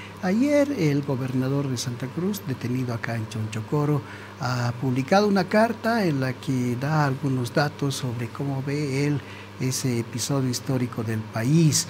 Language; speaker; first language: Spanish; native; Spanish